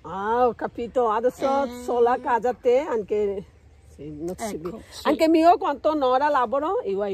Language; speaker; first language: Italian; non-native, learner; Bangla